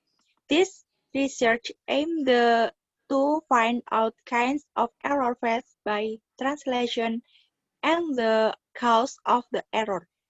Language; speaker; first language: English; non-native, learner; Indonesian